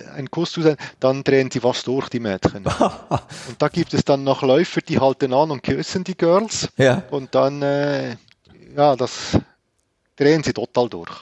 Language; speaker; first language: German; native; German